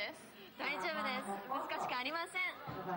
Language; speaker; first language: Japanese; non-native, learner; English